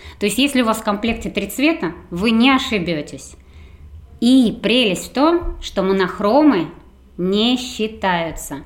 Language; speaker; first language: Russian; native; Russian